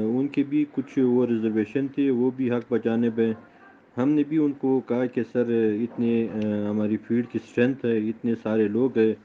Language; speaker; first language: Urdu; non-native, local second language; Pashto